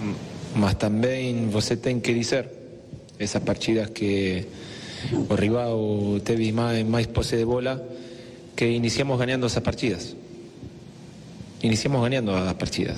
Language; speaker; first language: Portuguese; non-native, fluent; Spanish